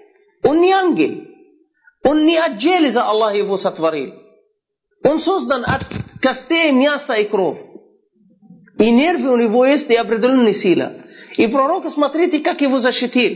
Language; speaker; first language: Russian; non-native, fluent; Arabic